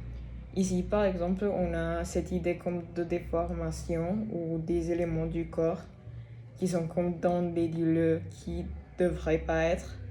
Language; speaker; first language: French; non-native, fluent; Spanish